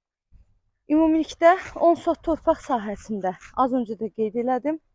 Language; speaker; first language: Azerbaijani; native; Azerbaijani